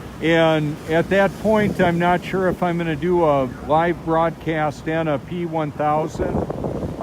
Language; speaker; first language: English; native; English